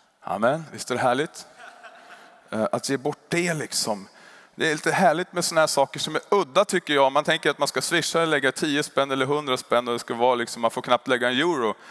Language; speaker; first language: Swedish; native; Swedish